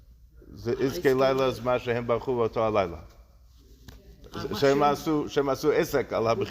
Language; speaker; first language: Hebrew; non-native, fluent; English